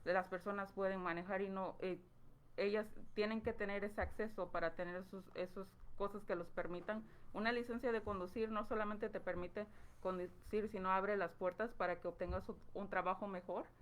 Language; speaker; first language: Spanish; early bilingual, heritage; Spanish